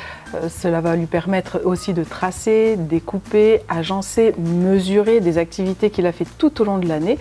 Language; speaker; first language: French; native; French